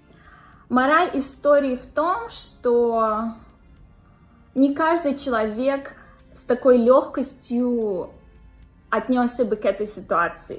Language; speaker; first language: Russian; native; Russian